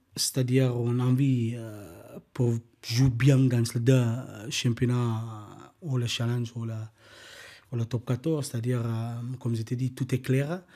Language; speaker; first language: French; non-native, learner; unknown